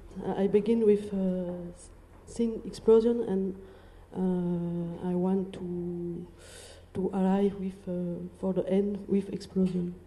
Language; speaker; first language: English; non-native, learner; French